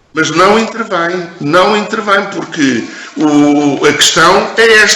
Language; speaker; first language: Portuguese; native; Portuguese